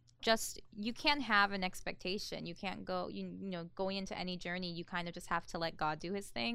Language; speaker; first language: English; non-native, fluent; Spanish